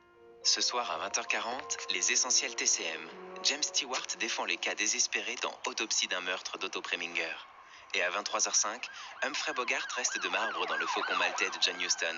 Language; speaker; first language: French; native; French